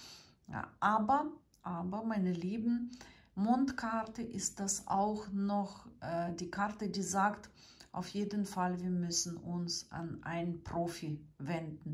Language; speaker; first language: German; non-native, fluent; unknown